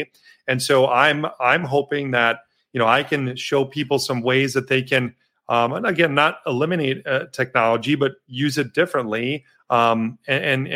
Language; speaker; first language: English; native; English